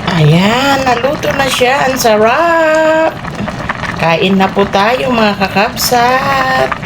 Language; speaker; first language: Filipino; non-native, local second language; Iloko